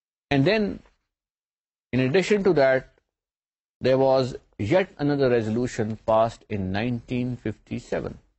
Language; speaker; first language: English; non-native, local second language; Urdu